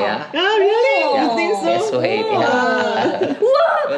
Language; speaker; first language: English; non-native, learner; Korean